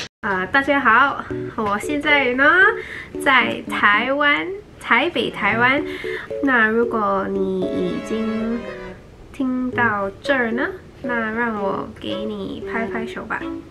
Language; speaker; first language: Chinese; non-native, local second language; English